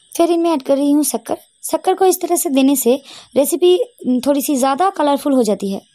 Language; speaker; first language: Hindi; non-native, local second language; Bangla